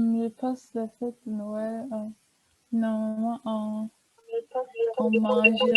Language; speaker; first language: French; early bilingual, heritage; German